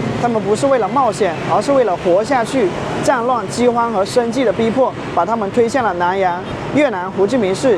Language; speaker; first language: Chinese; native; Chinese